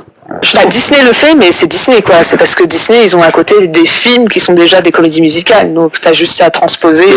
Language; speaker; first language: French; native; French